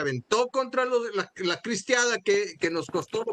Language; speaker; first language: Spanish; native; Spanish